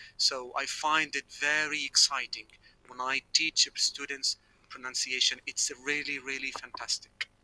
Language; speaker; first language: English; non-native, fluent; Arabic